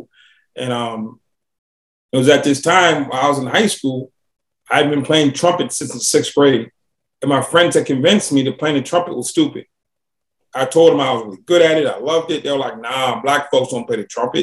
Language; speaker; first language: English; native; English